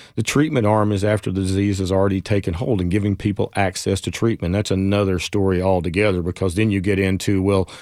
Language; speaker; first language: English; native; English